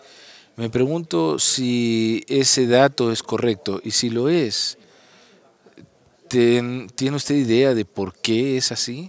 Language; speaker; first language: Spanish; non-native, fluent; English